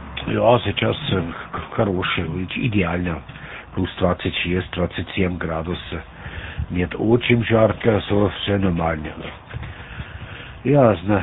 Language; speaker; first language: Russian; non-native, learner; German